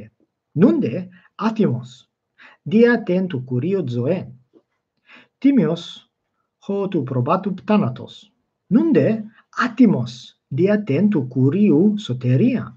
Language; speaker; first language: Greek; non-native, fluent; English